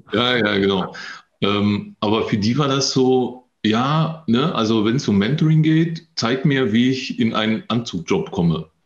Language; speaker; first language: German; early bilingual, other home language; Russian